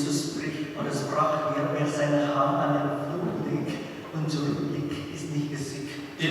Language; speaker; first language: German; non-native, learner; Indonesian